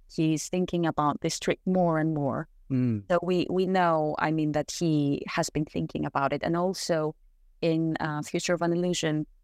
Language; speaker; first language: English; non-native, fluent; Greek